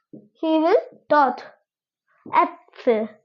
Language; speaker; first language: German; non-native, learner; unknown